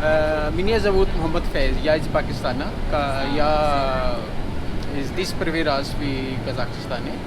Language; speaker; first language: Russian; non-native, learner; Urdu